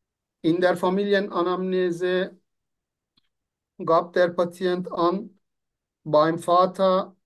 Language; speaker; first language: German; non-native, fluent; Turkish